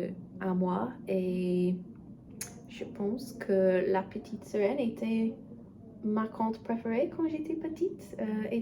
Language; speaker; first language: French; non-native, learner; English